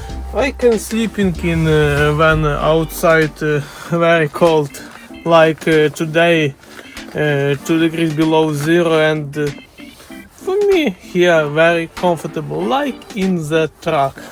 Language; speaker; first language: English; non-native, learner; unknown